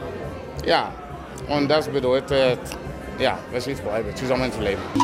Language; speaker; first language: German; non-native, learner; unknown